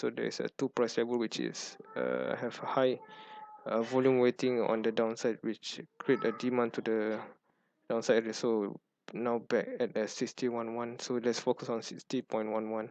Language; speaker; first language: English; non-native, fluent; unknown